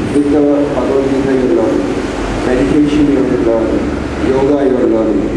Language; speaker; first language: English; non-native, local second language; Telugu